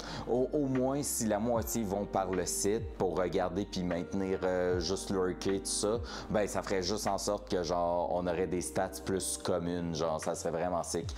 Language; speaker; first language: French; native; French